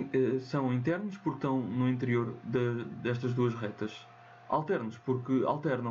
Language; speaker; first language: Portuguese; native; Portuguese